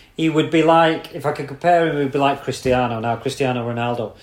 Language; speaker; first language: English; native; English